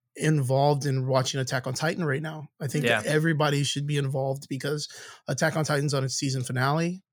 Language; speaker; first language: English; native; English